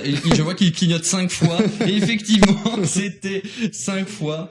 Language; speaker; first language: French; native; French